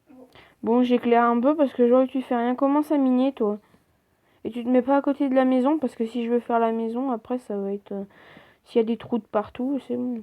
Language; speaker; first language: French; native; French